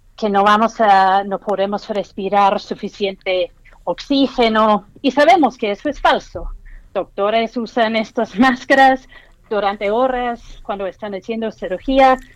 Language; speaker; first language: Spanish; non-native, fluent; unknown